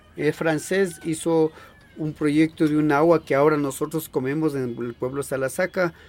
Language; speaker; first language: Spanish; non-native, local second language; Quechua